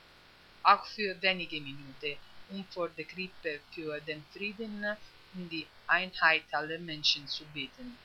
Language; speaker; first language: German; non-native, fluent; Italian